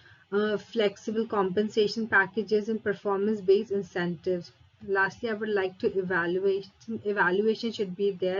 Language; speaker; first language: English; non-native, local second language; Hindi